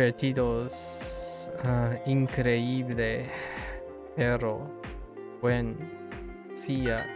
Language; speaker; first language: Spanish; non-native, learner; English